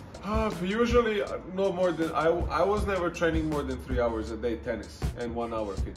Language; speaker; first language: English; non-native, fluent; Serbian